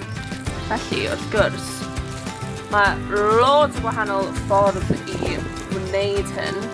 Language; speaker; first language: Welsh; non-native, local second language; English